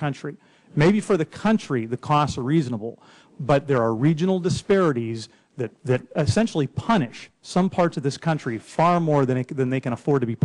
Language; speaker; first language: English; native; English